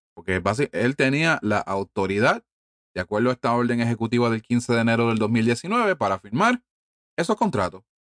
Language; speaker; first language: Spanish; early bilingual, heritage; Spanish